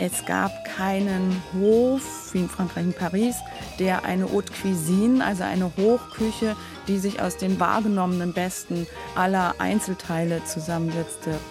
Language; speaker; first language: German; native; German